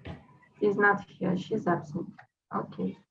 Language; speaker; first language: English; non-native, fluent; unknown